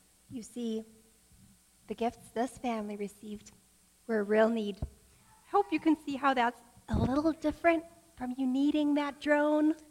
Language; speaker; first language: English; native; English